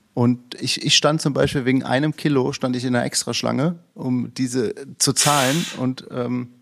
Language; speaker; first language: German; native; German